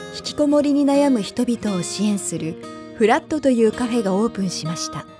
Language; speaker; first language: Japanese; native; Japanese